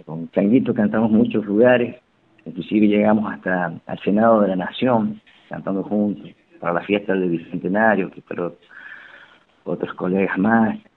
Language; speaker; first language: Spanish; native; Spanish